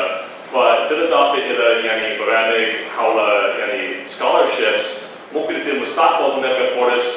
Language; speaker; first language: Arabic; non-native, learner; English